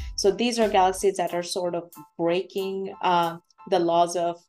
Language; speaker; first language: English; non-native, local second language; Bangla